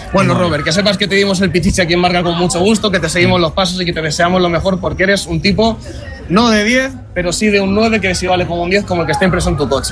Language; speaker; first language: Spanish; native; Spanish